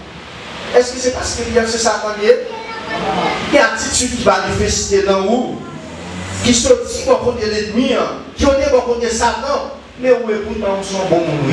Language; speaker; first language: French; non-native, learner; Haitian Creole